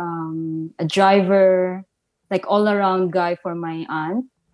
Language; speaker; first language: English; non-native, local second language; Filipino